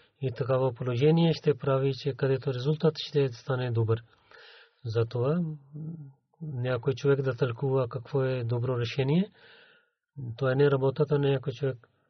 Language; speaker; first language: Bulgarian; non-native, learner; Urdu